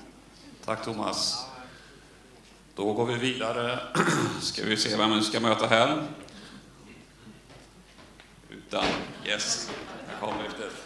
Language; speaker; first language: Swedish; native; Swedish